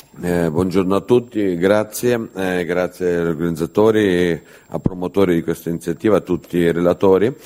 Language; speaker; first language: Italian; non-native, fluent; Ukrainian